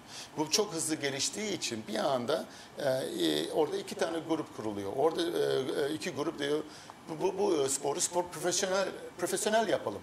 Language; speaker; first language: Turkish; early bilingual, heritage; Turkish